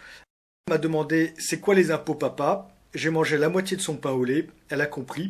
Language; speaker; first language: French; native; French